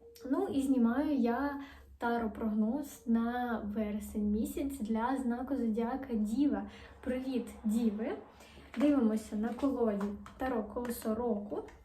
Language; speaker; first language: Ukrainian; non-native, local second language; Russian